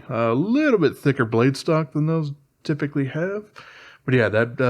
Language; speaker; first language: English; native; English